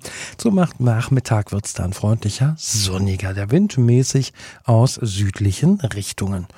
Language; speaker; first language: German; native; German